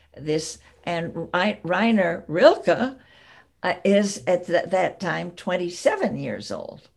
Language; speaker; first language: English; native; English